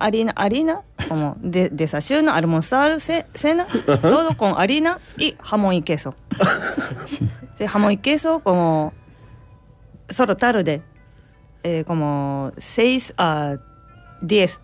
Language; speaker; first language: Spanish; non-native, learner; Japanese